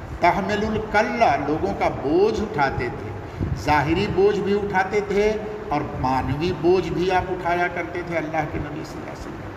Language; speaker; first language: Urdu; non-native, local second language; Bangla